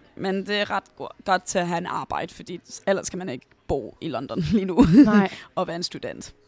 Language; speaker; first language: Danish; early bilingual, heritage; Danish